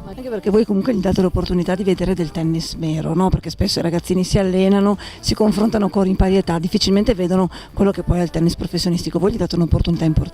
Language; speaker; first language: Italian; native; Italian